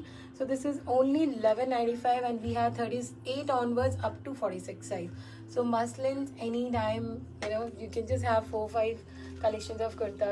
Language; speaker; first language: English; non-native, local second language; Hindi